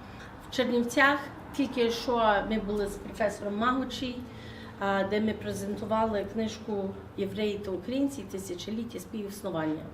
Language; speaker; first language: Ukrainian; early bilingual, heritage; Ukrainian